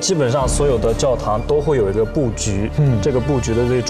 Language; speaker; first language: Chinese; native; Chinese